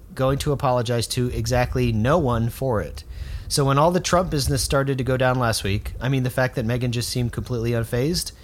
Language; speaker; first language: English; native; English